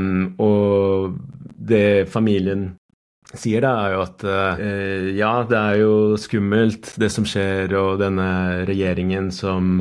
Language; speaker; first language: Norwegian; non-native, fluent; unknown